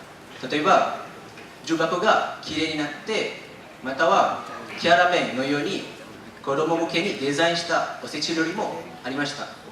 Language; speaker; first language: Japanese; non-native, learner; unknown